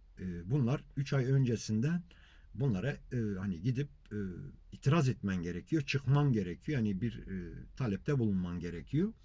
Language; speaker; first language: Turkish; non-native, local second language; Kurdish